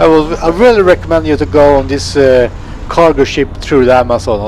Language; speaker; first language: English; non-native, fluent; Swedish